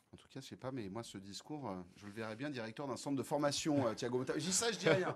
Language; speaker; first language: French; native; French